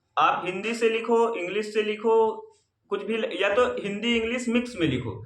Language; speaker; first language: Hindi; native; Hindi